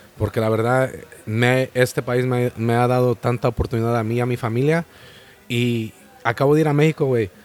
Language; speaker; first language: Spanish; native; Spanish